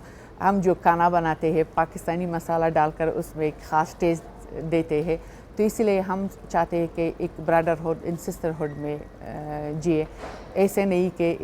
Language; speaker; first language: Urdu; non-native, fluent; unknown